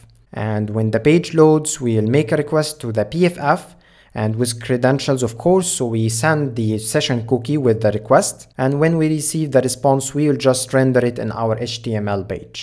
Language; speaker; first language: English; non-native, fluent; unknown